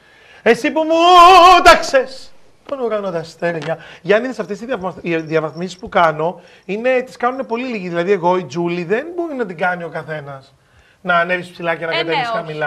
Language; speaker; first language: Greek; native; Greek